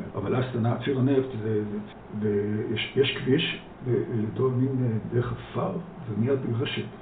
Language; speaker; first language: Hebrew; early bilingual, other home language; Dutch